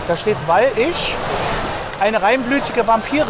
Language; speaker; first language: German; native; German